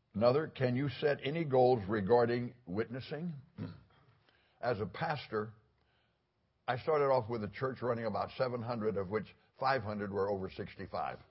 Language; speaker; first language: English; native; English